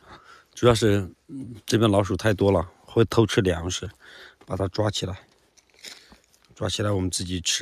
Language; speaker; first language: Chinese; native; Chinese